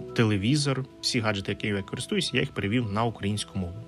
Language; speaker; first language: Ukrainian; non-native, local second language; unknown